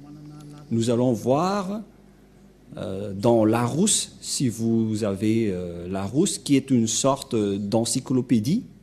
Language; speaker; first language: French; non-native, local second language; Malagasy